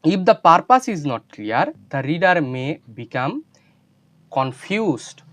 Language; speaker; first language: English; non-native, local second language; Bangla